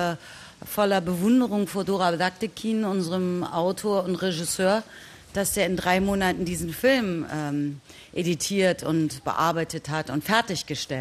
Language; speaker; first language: German; native; German